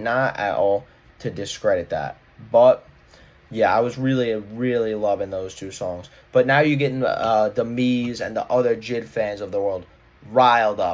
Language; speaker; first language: English; native; English